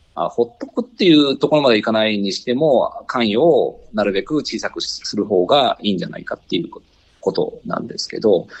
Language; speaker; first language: Japanese; native; Japanese